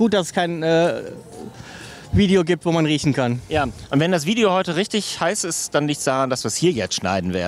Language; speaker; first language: German; native; German